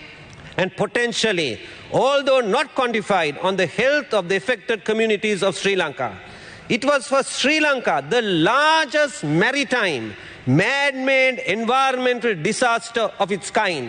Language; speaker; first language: English; non-native, local second language; Sinhala